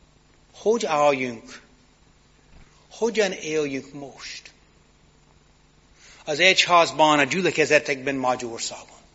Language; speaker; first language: Hungarian; non-native, fluent; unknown